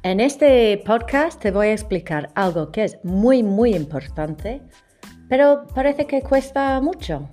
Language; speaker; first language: Spanish; non-native, fluent; English